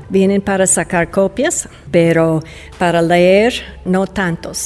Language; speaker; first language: Spanish; non-native, fluent; English